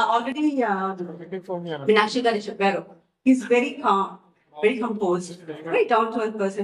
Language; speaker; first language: Telugu; non-native, learner; Tamil